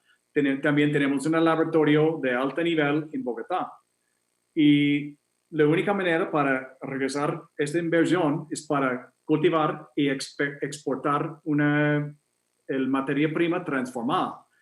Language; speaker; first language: Spanish; non-native, fluent; English